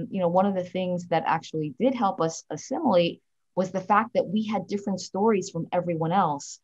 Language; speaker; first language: English; native; English